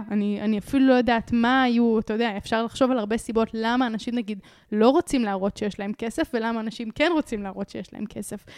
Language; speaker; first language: Hebrew; native; Hebrew